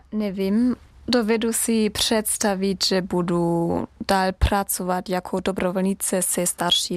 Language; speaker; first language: Czech; non-native, learner; German